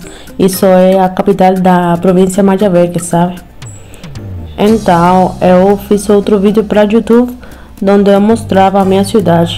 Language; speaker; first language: Portuguese; non-native, learner; Spanish